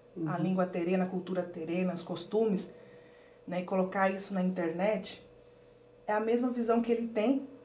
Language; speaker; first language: Portuguese; early bilingual, heritage; Spanish